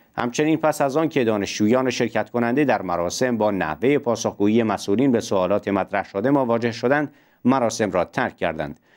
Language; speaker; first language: Persian; non-native, local second language; Central Kurdish